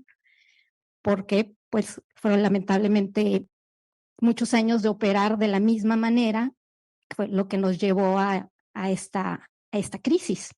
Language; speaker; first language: Spanish; native; Spanish